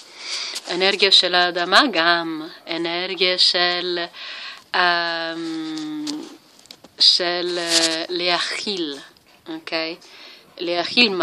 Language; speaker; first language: Hebrew; non-native, learner; Italian